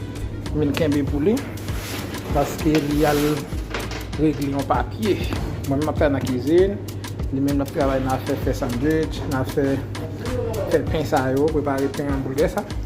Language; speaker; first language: French; non-native, learner; Haitian Creole